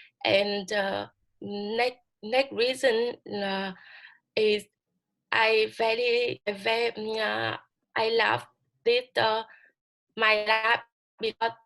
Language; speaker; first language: English; non-native, learner; Vietnamese